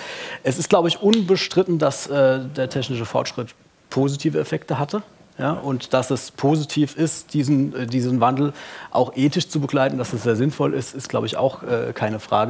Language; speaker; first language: German; native; German